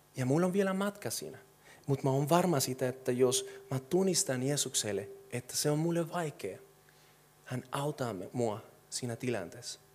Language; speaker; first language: Finnish; non-native, fluent; Spanish